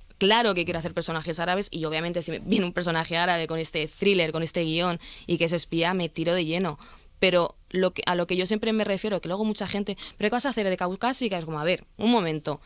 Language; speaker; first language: Spanish; early bilingual, other home language; Arabic